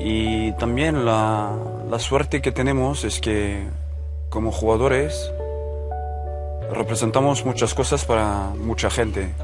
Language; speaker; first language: Spanish; non-native, fluent; French